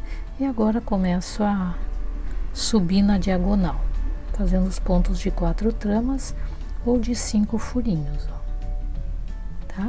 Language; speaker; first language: Portuguese; native; Portuguese